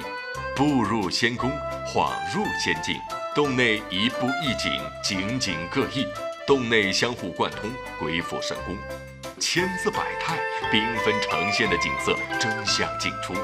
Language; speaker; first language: Chinese; native; Chinese